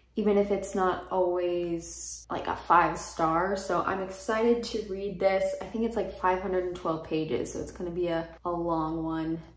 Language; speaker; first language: English; native; English